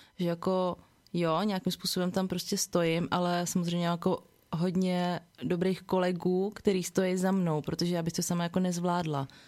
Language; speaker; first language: Czech; early bilingual, other home language; Vietnamese